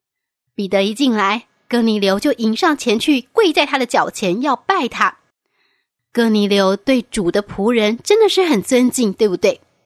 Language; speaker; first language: Chinese; native; Chinese